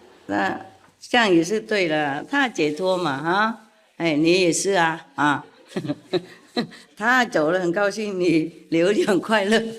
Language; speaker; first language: Chinese; non-native, fluent; Vietnamese